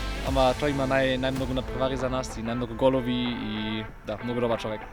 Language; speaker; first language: Macedonian; non-native, learner; German